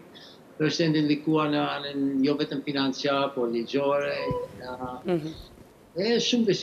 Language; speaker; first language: Albanian; early bilingual, heritage; English